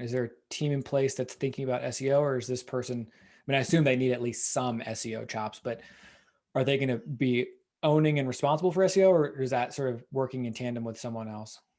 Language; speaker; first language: English; native; English